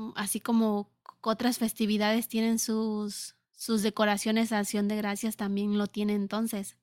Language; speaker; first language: Spanish; native; Spanish